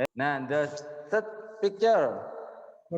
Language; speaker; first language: English; non-native, learner; Indonesian